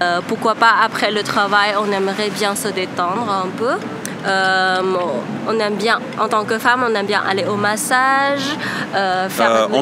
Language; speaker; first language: French; non-native, fluent; Thai